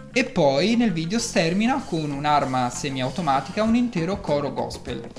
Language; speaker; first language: Italian; native; Italian